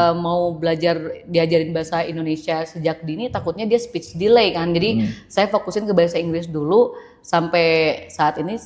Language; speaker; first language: Indonesian; native; Indonesian